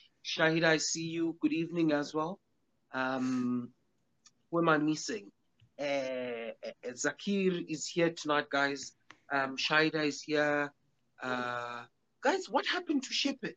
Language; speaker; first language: English; non-native, local second language; Zulu